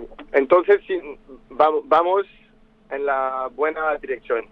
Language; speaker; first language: Spanish; non-native, fluent; French